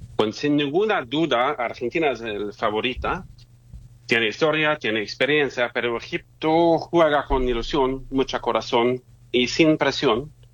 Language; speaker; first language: Spanish; non-native, fluent; German